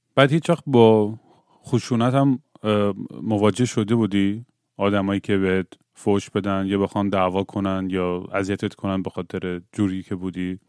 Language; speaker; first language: Persian; native; Persian